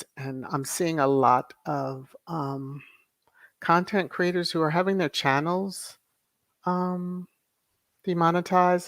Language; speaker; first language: English; native; English